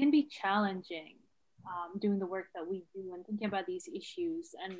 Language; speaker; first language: English; non-native, fluent; Arabic